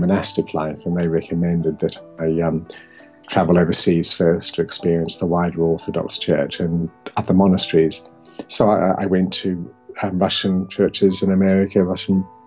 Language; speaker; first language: English; native; English